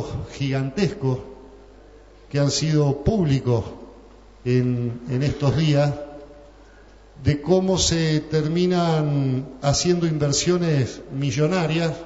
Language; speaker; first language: Spanish; native; Spanish